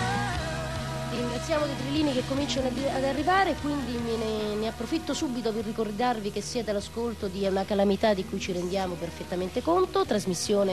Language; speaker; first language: Italian; native; Italian